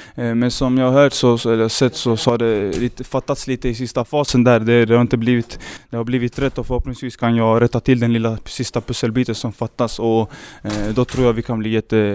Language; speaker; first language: Swedish; early bilingual, other home language; Serbian